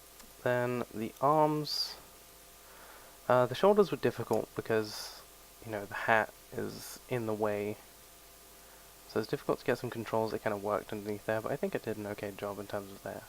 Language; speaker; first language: English; native; English